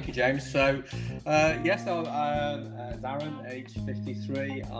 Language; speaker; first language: English; native; English